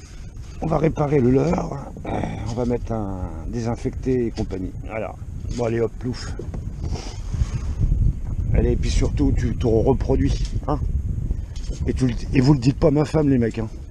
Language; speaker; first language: French; native; French